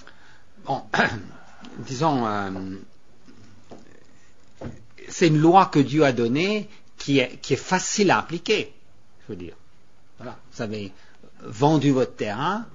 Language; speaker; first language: French; native; French